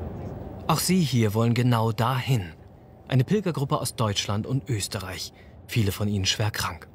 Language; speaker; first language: German; native; German